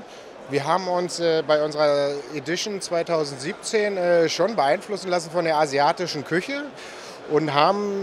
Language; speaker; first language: German; native; German